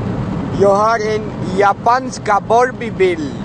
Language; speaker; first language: Swedish; non-native, learner; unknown